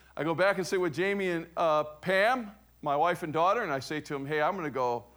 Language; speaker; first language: English; native; English